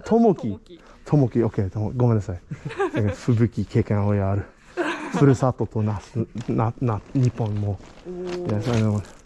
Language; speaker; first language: Japanese; non-native, learner; English